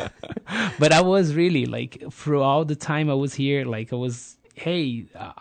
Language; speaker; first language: English; non-native, fluent; Portuguese